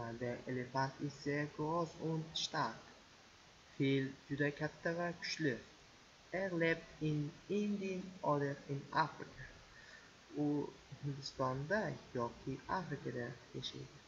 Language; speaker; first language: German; non-native, fluent; Uzbek